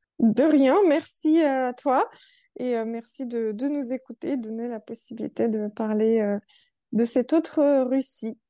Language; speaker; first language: French; early bilingual, other home language; Russian